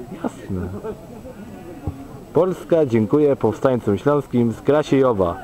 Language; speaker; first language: Polish; native; Polish